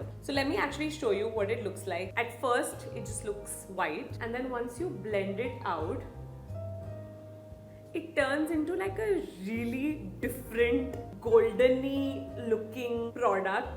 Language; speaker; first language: English; non-native, local second language; Hindi